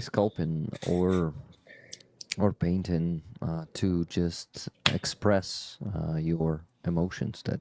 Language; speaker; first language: English; non-native, fluent; Ukrainian